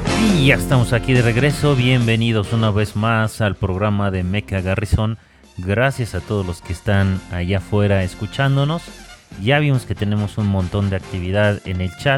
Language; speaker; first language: Spanish; native; Spanish